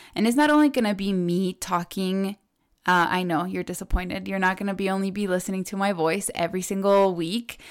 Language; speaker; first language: English; early bilingual, other home language; Spanish